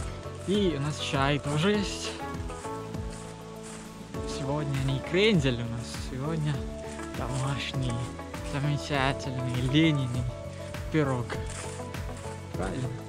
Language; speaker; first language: Russian; non-native, learner; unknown